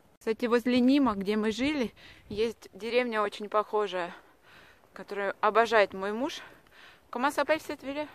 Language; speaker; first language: Russian; native; Russian